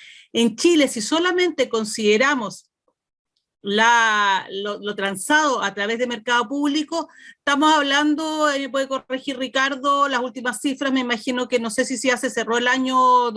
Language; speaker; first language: Spanish; native; Spanish